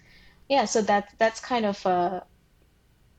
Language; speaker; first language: English; non-native, local second language; Bangla